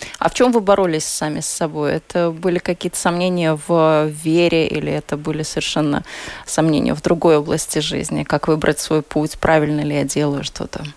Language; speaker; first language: Russian; native; Russian